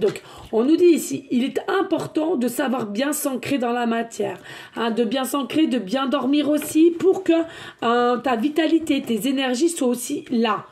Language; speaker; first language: French; native; French